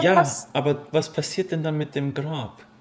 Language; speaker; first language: German; native; German